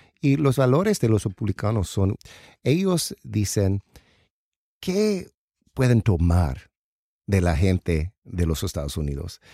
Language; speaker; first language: Spanish; non-native, learner; English